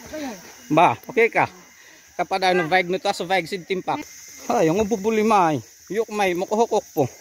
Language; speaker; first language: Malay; non-native, local second language; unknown